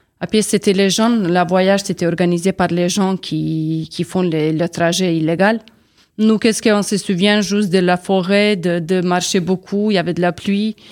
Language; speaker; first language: French; non-native, learner; Serbian